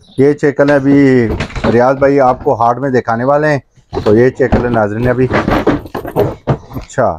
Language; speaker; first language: Urdu; non-native, local second language; Pashto